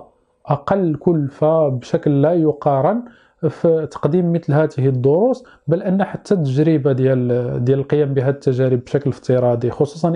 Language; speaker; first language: Arabic; native; Arabic